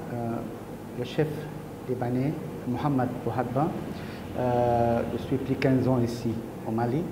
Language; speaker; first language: French; non-native, learner; Arabic